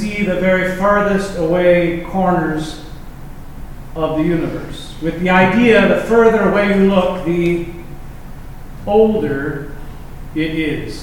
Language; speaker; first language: English; native; English